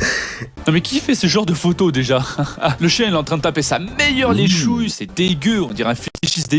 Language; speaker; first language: French; native; French